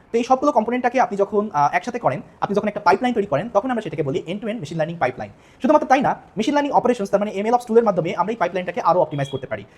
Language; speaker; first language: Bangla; native; Bangla